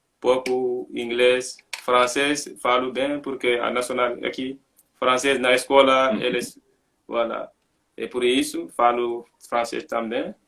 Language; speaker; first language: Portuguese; non-native, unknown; Mandingo